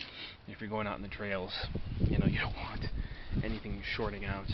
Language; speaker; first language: English; native; English